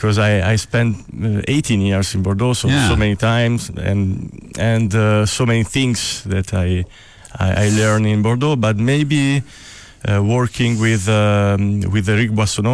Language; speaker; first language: English; non-native, fluent; Italian